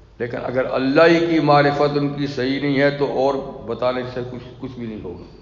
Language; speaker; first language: Urdu; non-native, local second language; Pashto